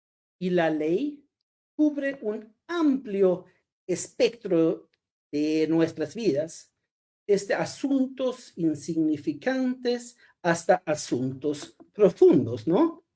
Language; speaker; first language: Spanish; non-native, fluent; Swedish